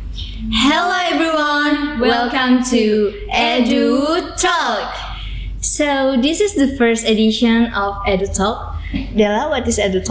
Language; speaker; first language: English; non-native, learner; Indonesian